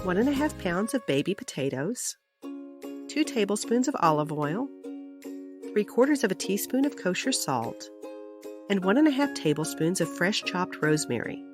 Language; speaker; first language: English; native; English